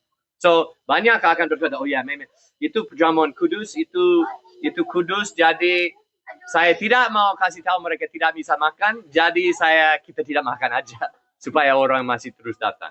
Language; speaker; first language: Indonesian; non-native, fluent; English